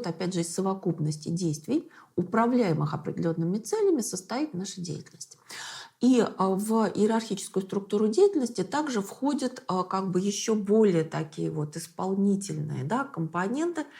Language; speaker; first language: Russian; native; Russian